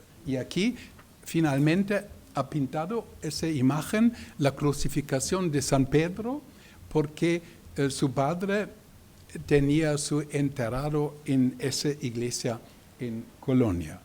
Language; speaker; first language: Spanish; non-native, learner; German